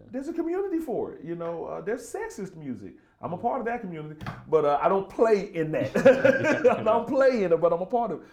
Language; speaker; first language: English; native; English